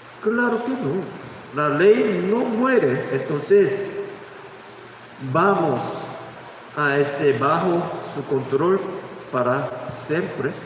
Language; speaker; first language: Spanish; non-native, learner; Korean